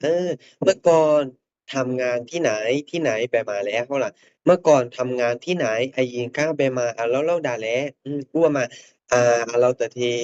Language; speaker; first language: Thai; non-native, fluent; Burmese